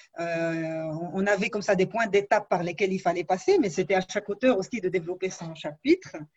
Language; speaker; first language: French; non-native, local second language; Arabic